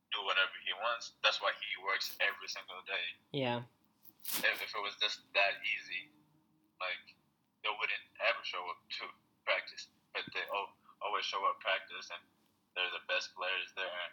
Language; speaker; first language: English; non-native, fluent; Amharic